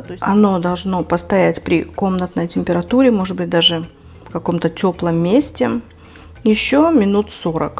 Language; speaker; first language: Russian; native; Russian